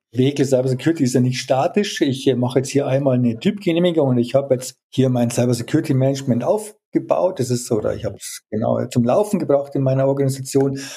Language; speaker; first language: German; native; German